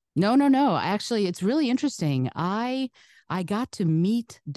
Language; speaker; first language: English; early bilingual, other home language; Russian